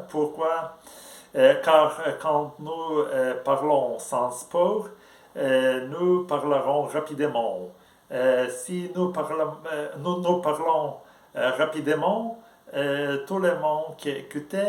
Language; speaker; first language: French; non-native, learner; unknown